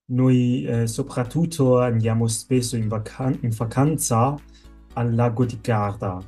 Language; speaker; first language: Italian; native; Italian